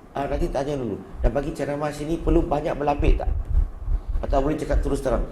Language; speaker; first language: Malay; non-native, local second language; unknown